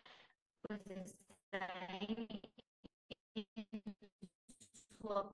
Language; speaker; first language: Spanish; native; Spanish